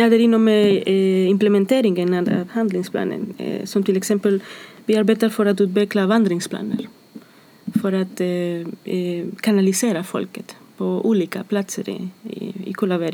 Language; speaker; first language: Swedish; non-native, fluent; Spanish